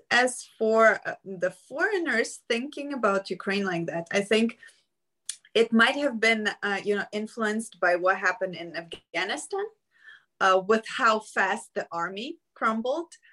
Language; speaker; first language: English; non-native, fluent; Ukrainian